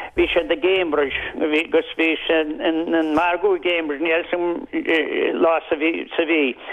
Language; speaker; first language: Irish; native; Irish